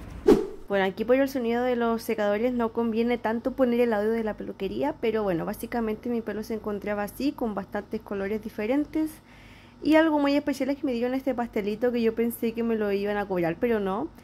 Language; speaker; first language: Spanish; native; Spanish